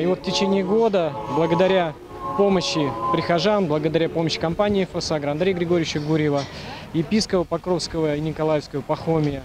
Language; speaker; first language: Russian; native; Russian